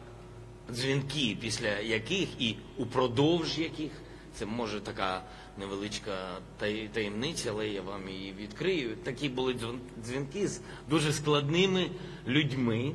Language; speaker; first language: Ukrainian; non-native, local second language; Russian